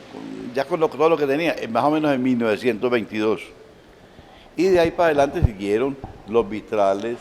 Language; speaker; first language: Spanish; native; Spanish